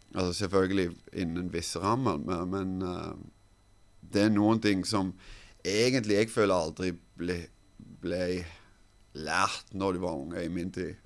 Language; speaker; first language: Norwegian; non-native, fluent; Finnish